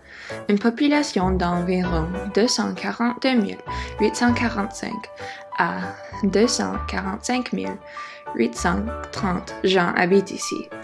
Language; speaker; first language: French; non-native, learner; English